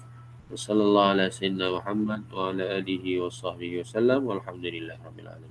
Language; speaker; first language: Arabic; non-native, fluent; Malay